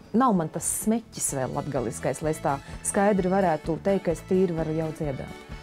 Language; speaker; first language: Latvian; native; Latvian